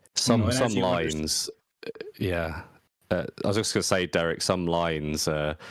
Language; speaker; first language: English; native; English